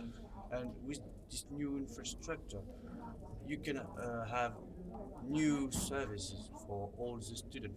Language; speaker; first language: English; non-native, learner; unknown